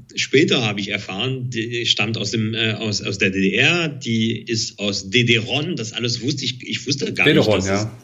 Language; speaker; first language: German; non-native, fluent; French